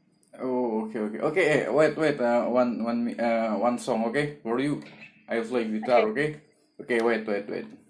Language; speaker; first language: English; non-native, learner; Indonesian